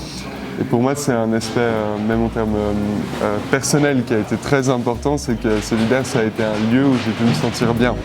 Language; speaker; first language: French; native; French